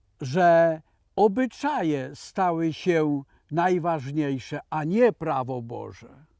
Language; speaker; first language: Polish; native; Polish